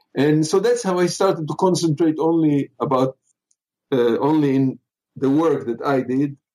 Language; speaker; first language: English; non-native, fluent; Hebrew